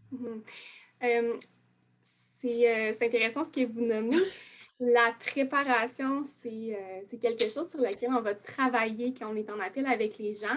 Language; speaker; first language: French; native; French